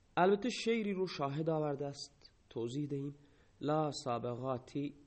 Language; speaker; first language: Persian; non-native, local second language; Baluchi